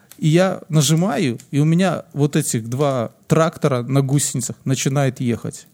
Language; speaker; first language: Russian; native; Russian